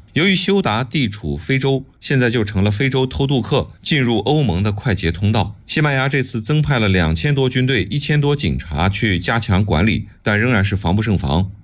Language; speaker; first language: Chinese; native; Chinese